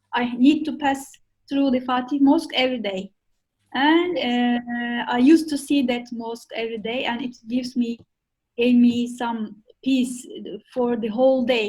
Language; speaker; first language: English; non-native, fluent; Turkish